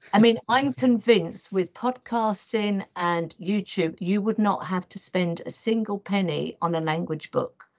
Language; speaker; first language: English; native; English